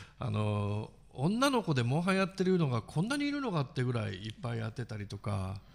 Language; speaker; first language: Japanese; native; Japanese